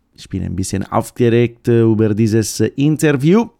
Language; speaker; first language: German; non-native, fluent; Italian